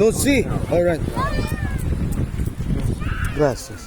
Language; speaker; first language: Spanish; non-native, learner; Cebuano